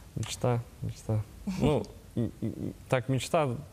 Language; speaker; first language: Russian; native; Russian